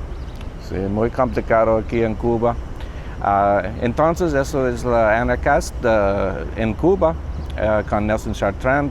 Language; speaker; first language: Spanish; non-native, learner; English